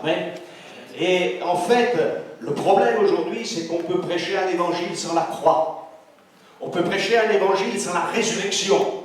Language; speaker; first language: French; native; French